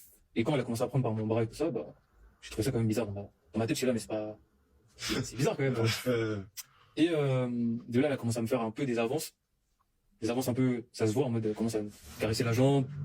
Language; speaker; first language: French; native; French